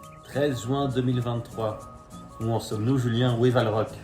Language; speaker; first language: French; native; French